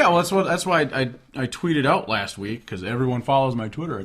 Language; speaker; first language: English; native; English